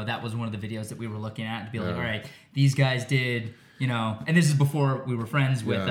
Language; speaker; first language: English; native; English